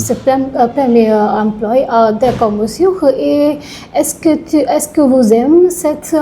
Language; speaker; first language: French; non-native, learner; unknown